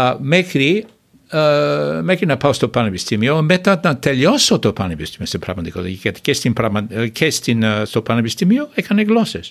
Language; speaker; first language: Greek; non-native, fluent; English